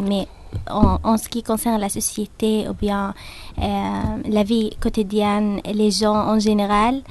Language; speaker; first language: French; non-native, fluent; Arabic